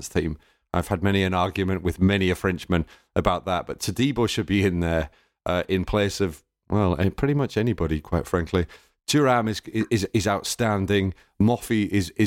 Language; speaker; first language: English; native; English